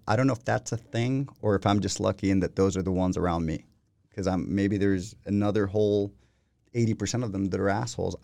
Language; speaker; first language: English; non-native, fluent; Spanish